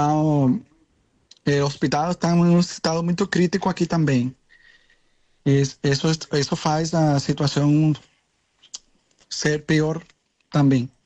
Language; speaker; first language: Portuguese; non-native, learner; Spanish